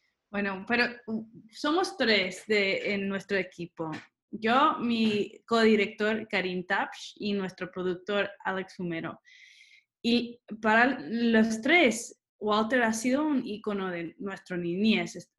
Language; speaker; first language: Spanish; early bilingual, other home language; English